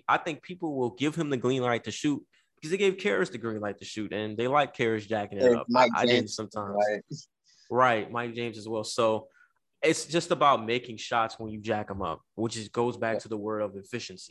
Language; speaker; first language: English; native; English